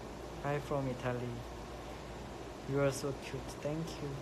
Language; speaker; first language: English; non-native, learner; Korean